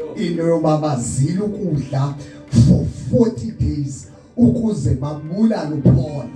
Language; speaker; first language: Zulu; non-native, local second language; Xhosa